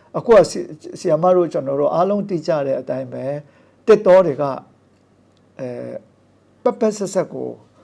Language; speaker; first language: Burmese; non-native, local second language; Kachin